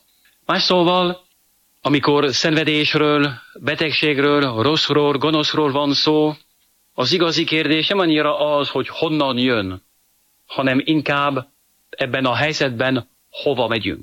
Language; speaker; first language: Hungarian; non-native, fluent; French